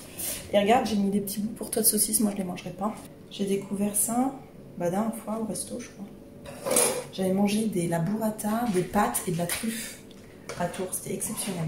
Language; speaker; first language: French; native; French